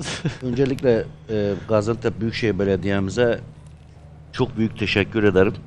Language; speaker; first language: Turkish; native; Turkish